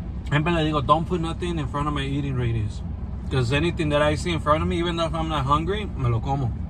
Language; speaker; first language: English; early bilingual, other home language; Spanish